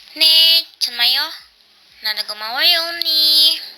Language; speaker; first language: Korean; non-native, learner; Indonesian